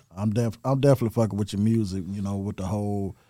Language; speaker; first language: English; native; English